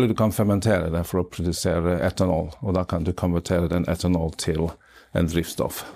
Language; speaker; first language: Norwegian; non-native, fluent; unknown